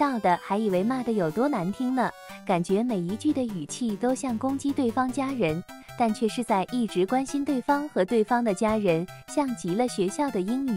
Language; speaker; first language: Chinese; native; Chinese